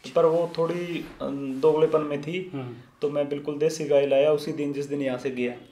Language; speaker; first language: Hindi; native; Hindi